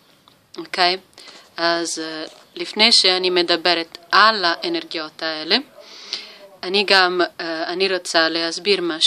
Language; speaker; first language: Hebrew; non-native, learner; Italian